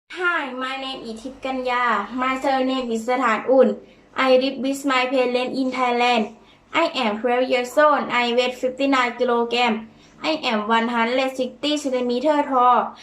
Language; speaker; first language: English; non-native, learner; Thai